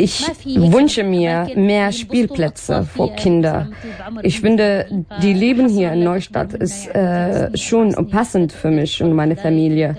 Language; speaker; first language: German; non-native, learner; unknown